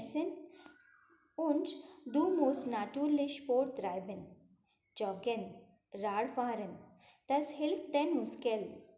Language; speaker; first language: German; non-native, fluent; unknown